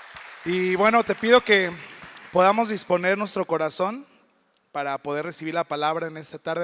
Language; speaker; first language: Spanish; native; Spanish